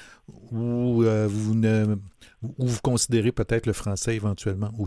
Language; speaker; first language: French; native; French